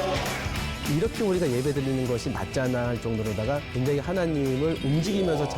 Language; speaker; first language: Korean; native; Korean